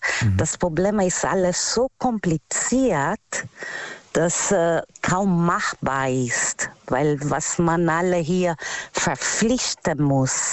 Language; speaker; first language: German; non-native, fluent; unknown